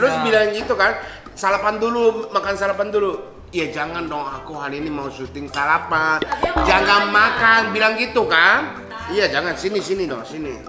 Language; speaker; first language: Indonesian; non-native, fluent; Japanese